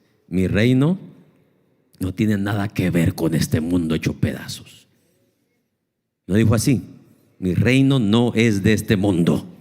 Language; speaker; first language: Spanish; native; Spanish